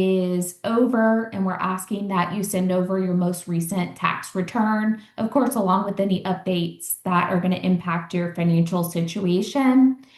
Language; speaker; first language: English; native; English